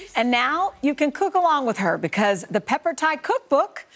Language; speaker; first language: English; native; English